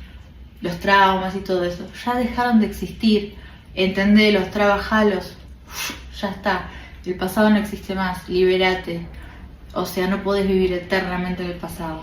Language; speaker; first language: Spanish; native; Spanish